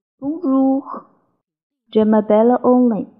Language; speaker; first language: French; non-native, learner; Chinese